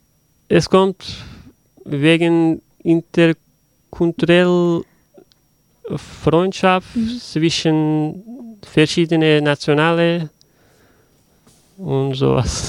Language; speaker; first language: German; non-native, learner; Uzbek